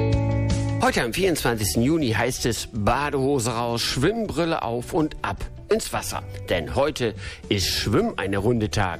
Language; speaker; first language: German; native; German